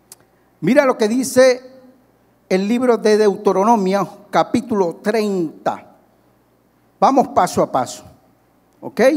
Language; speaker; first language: Spanish; native; Spanish